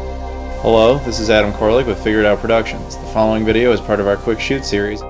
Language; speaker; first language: English; native; English